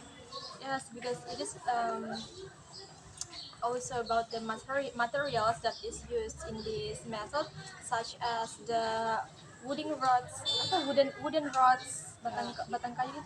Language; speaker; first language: English; non-native, learner; Indonesian